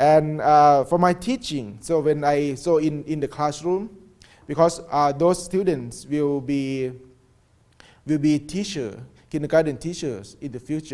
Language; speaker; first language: English; non-native, learner; Thai